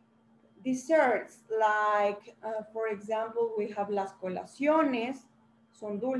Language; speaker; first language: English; non-native, learner; Spanish